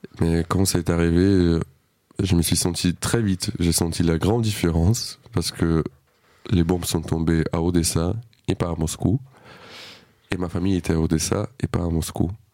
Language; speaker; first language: French; non-native, fluent; Russian